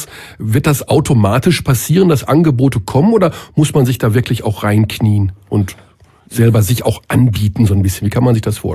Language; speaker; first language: German; native; German